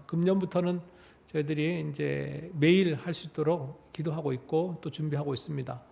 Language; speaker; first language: Korean; native; Korean